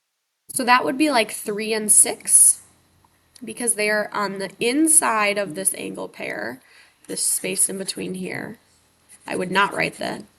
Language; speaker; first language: English; native; English